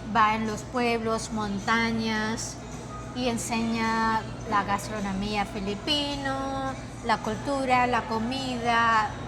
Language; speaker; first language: Spanish; non-native, fluent; Filipino